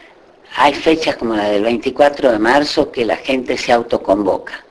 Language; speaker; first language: Spanish; native; Spanish